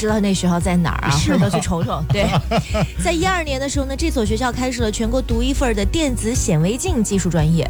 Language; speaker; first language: Chinese; native; Chinese